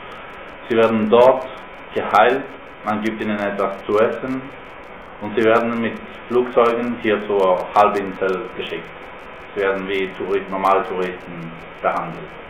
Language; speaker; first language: German; non-native, fluent; Spanish